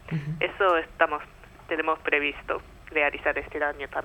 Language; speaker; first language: Spanish; non-native, fluent; Japanese